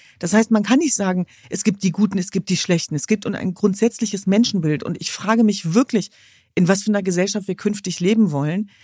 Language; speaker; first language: German; early bilingual, other home language; Kurdish